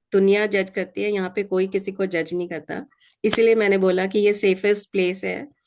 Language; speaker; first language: Hindi; native; Hindi